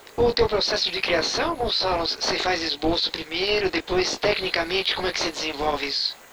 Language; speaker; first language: Portuguese; native; Portuguese